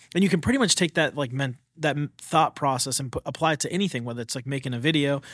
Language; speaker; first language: English; native; English